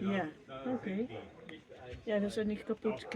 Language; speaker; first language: German; non-native, learner; Dutch